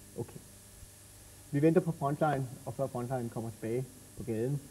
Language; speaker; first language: Danish; native; Danish